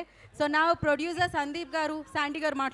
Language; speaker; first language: Telugu; native; Telugu